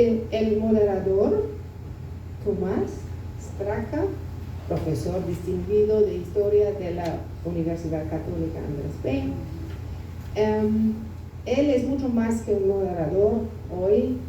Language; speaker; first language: Spanish; non-native, fluent; German